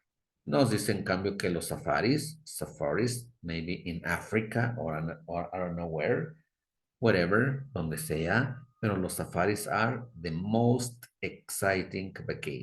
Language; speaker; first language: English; non-native, fluent; Spanish